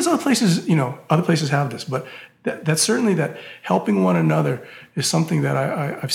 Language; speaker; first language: English; native; English